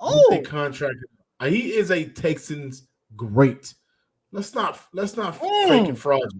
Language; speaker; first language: English; native; English